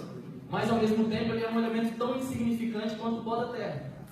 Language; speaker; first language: Portuguese; native; Portuguese